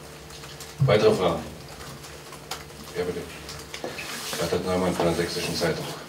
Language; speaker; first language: German; native; German